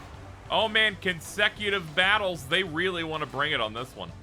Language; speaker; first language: English; native; English